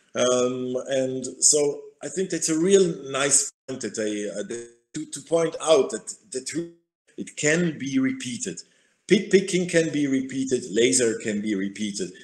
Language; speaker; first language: English; non-native, fluent; German